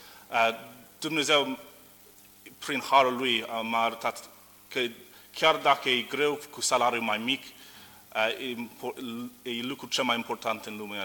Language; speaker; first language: Romanian; non-native, learner; English